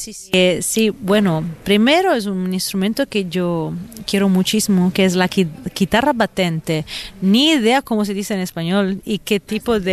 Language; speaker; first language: Spanish; non-native, fluent; Italian